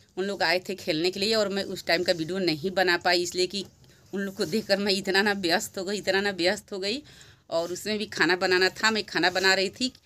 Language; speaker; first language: Hindi; native; Hindi